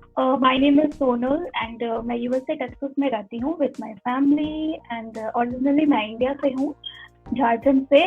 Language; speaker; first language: Hindi; native; Hindi